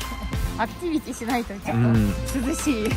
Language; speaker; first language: Japanese; non-native, learner; German